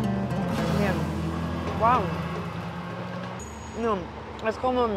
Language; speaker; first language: Spanish; early bilingual, other home language; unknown